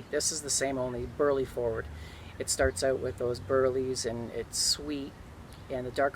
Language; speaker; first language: English; native; English